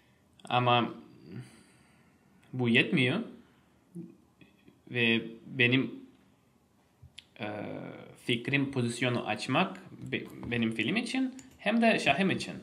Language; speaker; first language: Turkish; non-native, fluent; Russian